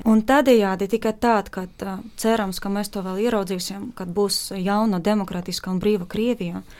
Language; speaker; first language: Latvian; non-native, fluent; Ukrainian